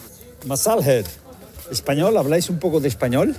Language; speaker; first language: Spanish; native; Spanish